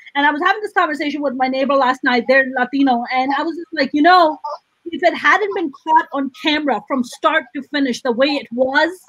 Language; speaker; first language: English; non-native, local second language; Urdu